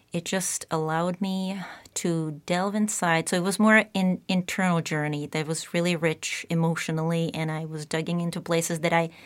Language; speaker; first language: English; non-native, fluent; Czech